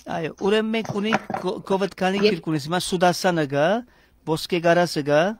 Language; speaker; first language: Armenian; early bilingual, heritage; Armenian